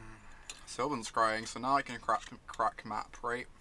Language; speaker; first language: English; native; English